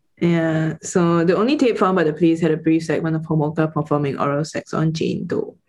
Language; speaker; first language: English; native; English